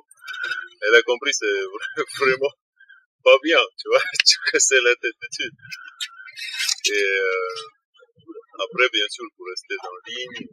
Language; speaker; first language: French; non-native, learner; Russian